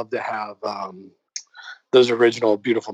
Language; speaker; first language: English; native; English